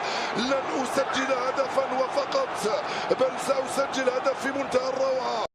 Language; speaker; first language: Arabic; native; Arabic